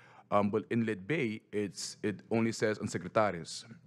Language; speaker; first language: Dutch; non-native, local second language; English